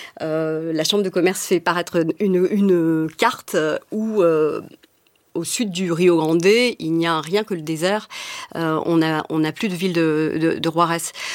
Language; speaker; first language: French; native; French